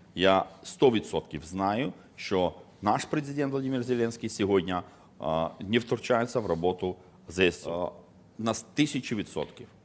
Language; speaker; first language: Ukrainian; non-native, local second language; Russian